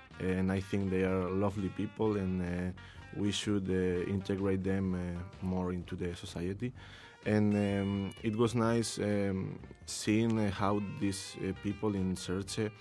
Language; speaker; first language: English; non-native, learner; Spanish